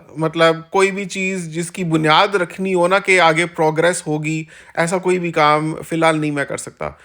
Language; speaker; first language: Urdu; native; Urdu